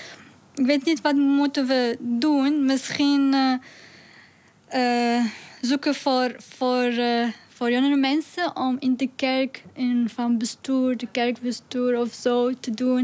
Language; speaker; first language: Dutch; non-native, learner; Arabic